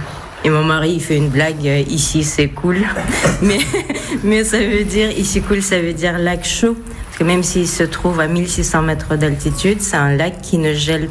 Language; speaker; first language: French; non-native, fluent; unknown